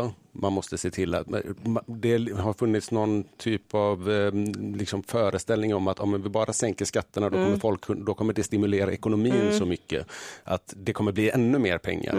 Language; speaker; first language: Swedish; native; Swedish